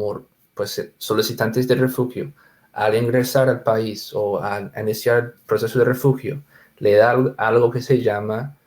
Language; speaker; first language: Spanish; non-native, fluent; English